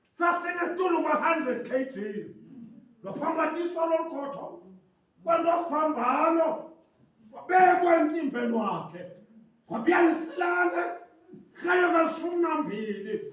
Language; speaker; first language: Zulu; non-native, local second language; Swati